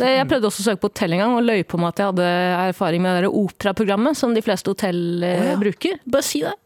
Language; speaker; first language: Norwegian; early bilingual, other home language; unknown